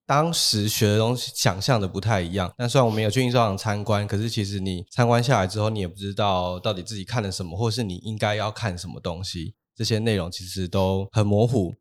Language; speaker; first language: Chinese; non-native, local second language; Min Nan Chinese